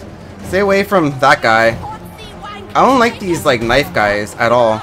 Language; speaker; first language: English; native; English